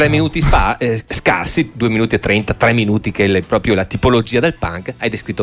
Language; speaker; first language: Italian; native; Italian